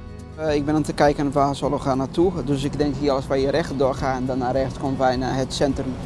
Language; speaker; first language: Dutch; non-native, learner; Portuguese